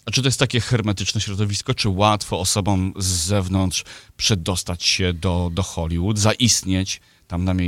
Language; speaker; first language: Polish; native; Polish